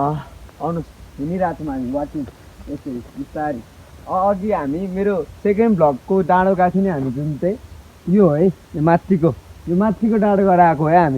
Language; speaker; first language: Nepali; native; Nepali